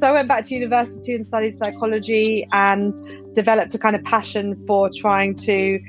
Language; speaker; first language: English; native; English